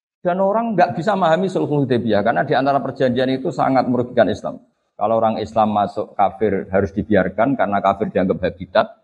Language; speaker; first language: Indonesian; non-native, local second language; Javanese